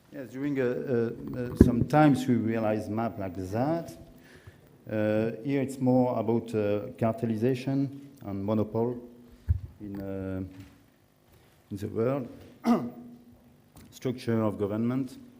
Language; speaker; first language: English; non-native, learner; French